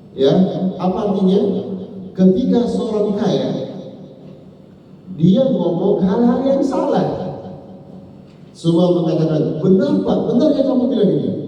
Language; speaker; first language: Indonesian; non-native, learner; Arabic